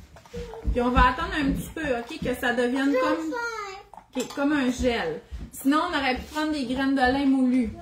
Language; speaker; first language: French; native; French